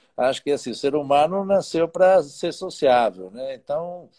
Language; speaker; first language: Portuguese; non-native, fluent; Italian